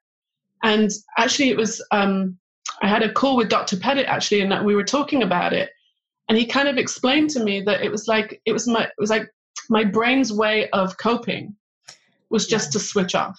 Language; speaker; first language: English; native; English